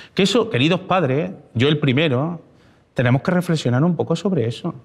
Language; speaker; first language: Spanish; native; Spanish